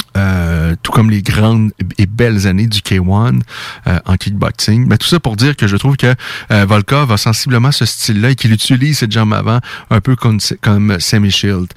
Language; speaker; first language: French; native; French